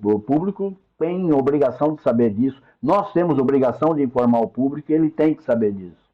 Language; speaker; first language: Portuguese; native; Portuguese